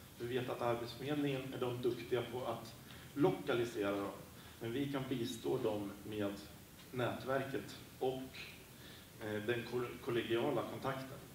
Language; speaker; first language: Swedish; native; Swedish